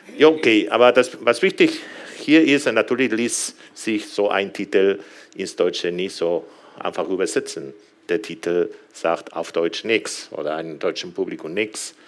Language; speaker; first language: German; non-native, fluent; Spanish